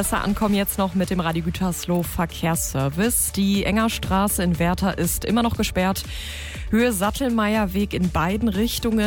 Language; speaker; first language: German; native; German